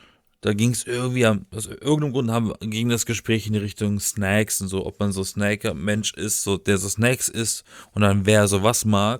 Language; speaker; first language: German; native; German